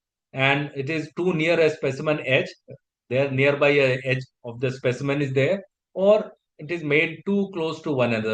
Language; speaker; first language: English; non-native, local second language; Hindi